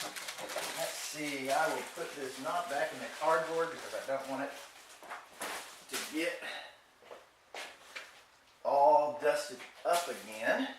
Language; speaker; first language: English; native; English